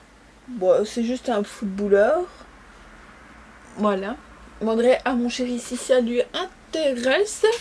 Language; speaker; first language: French; native; French